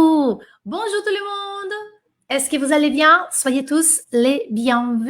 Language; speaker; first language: French; non-native, fluent; Portuguese